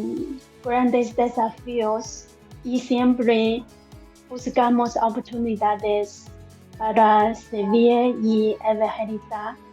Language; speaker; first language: Spanish; non-native, learner; Chinese